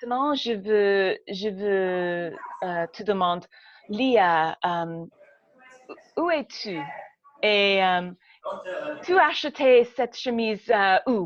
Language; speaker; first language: French; non-native, learner; English